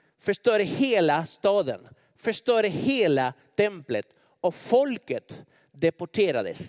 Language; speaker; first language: Swedish; non-native, fluent; Spanish